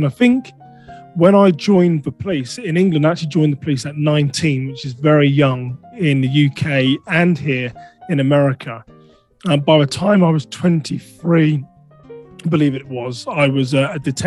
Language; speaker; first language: English; native; English